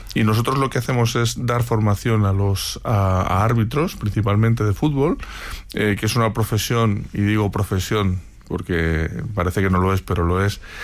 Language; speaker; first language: Spanish; native; Spanish